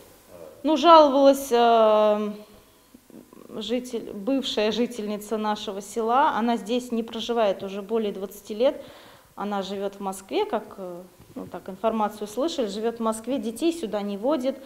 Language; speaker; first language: Russian; native; Russian